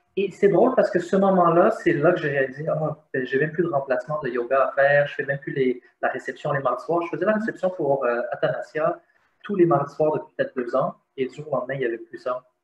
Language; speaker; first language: French; early bilingual, other home language; Arabic